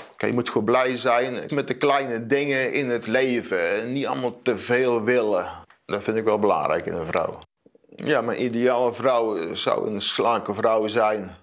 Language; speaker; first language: Dutch; native; Dutch